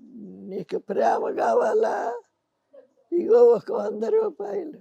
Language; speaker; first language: Telugu; native; Telugu